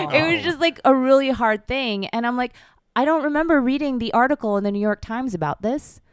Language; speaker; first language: English; early bilingual, other home language; Korean